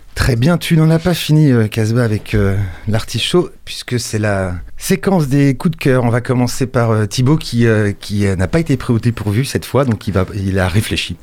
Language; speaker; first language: French; native; French